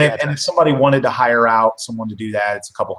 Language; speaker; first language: English; native; English